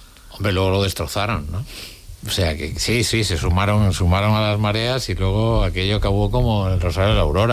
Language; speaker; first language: Spanish; native; Spanish